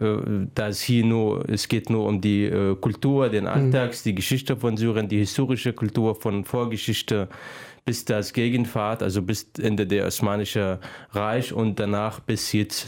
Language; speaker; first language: German; non-native, fluent; Arabic